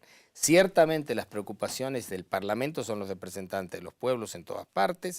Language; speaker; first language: Spanish; native; Spanish